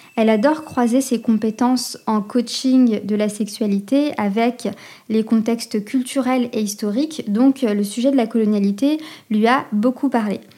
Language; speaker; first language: French; native; French